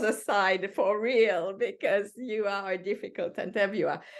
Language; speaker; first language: English; non-native, fluent; French